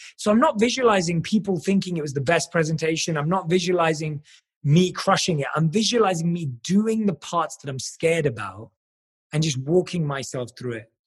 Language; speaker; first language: English; native; English